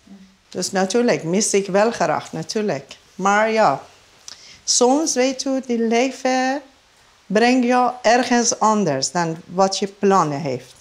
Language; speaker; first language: Dutch; non-native, learner; Persian